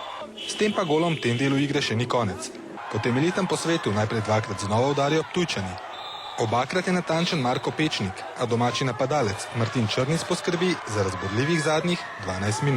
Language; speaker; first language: Slovenian; native; Slovenian